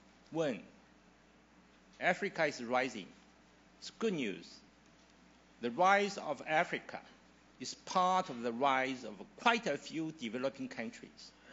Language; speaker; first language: English; non-native, fluent; Chinese